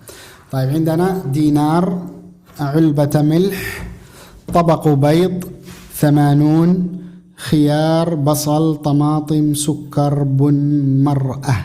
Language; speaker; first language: Arabic; non-native, fluent; Indonesian